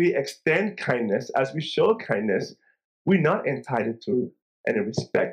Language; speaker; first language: English; non-native, local second language; Igbo